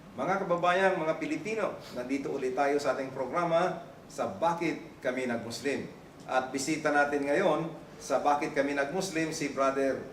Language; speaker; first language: Filipino; native; Filipino